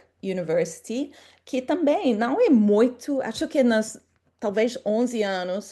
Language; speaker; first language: Portuguese; non-native, fluent; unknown